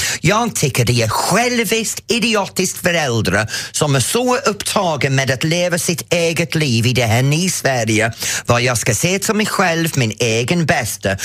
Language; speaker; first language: Swedish; non-native, fluent; English